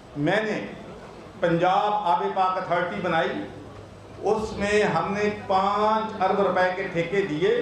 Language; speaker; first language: Urdu; non-native, local second language; Punjabi